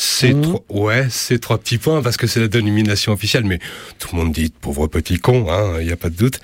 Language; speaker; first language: French; native; French